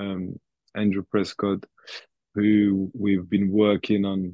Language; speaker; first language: English; native; English